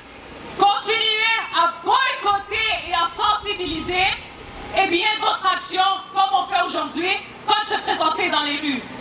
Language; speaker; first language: French; native; French